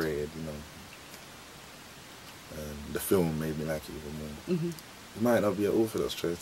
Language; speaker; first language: English; native; English